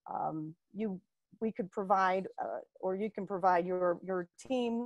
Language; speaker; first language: English; native; English